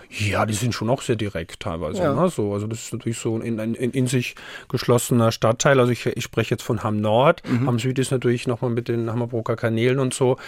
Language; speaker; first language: German; native; German